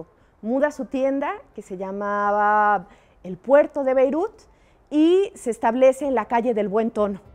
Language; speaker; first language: Spanish; native; Spanish